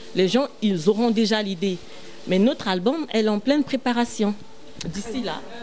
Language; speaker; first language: French; non-native, local second language; Lingala